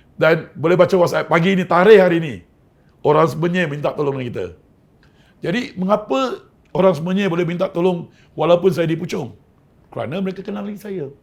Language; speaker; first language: Malay; non-native, local second language; Chinese